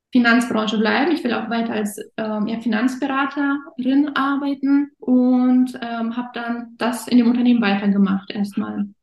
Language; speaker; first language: German; early bilingual, other home language; Russian